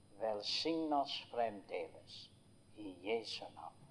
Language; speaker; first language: Norwegian; early bilingual, heritage; Norwegian